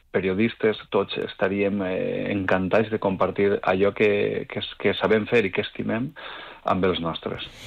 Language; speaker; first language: Catalan; native; Catalan